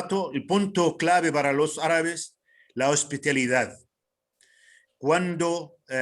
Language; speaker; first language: Spanish; non-native, fluent; Arabic